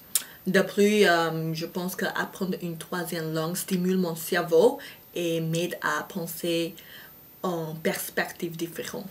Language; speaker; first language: French; non-native, fluent; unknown